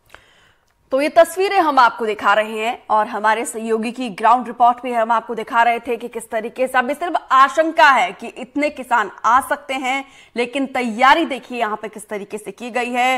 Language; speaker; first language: Hindi; native; Hindi